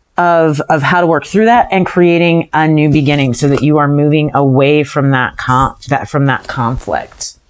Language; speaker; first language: English; native; English